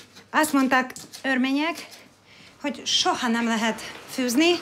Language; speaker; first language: Hungarian; non-native, learner; Russian